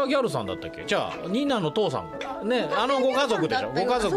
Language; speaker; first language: Japanese; native; Japanese